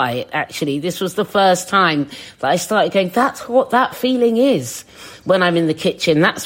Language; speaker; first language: English; native; English